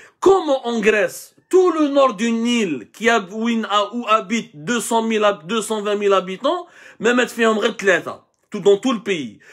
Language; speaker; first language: French; non-native, local second language; Arabic